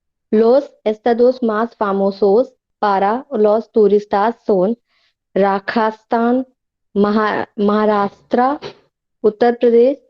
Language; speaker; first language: Spanish; non-native, learner; Hindi